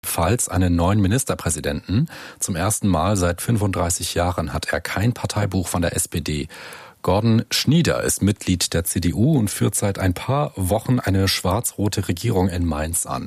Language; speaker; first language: German; native; German